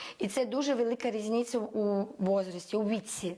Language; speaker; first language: Ukrainian; non-native, local second language; Russian